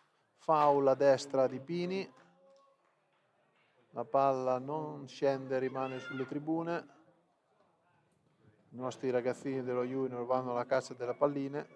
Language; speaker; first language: Italian; native; Italian